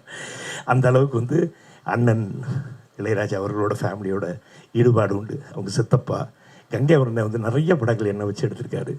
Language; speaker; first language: Tamil; native; Tamil